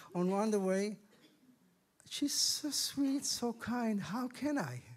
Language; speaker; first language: English; non-native, fluent; Hebrew